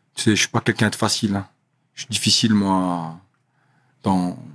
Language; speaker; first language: French; native; French